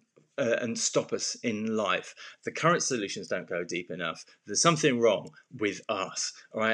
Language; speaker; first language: English; native; English